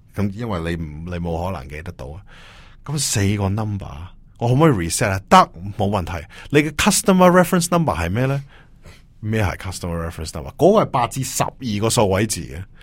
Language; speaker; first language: Cantonese; early bilingual, heritage; Cantonese